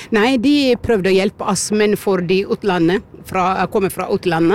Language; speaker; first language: Norwegian; non-native, fluent; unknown